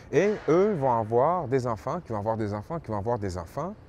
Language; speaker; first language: French; native; French